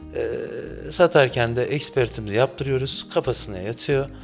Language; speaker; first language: Turkish; native; Turkish